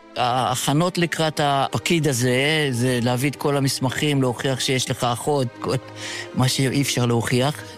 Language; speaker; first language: Hebrew; early bilingual, other home language; Yiddish